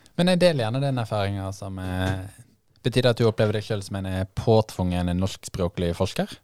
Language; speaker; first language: Norwegian; native; Norwegian